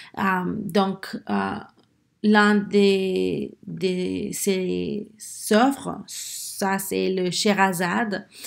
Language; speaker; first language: French; non-native, learner; Spanish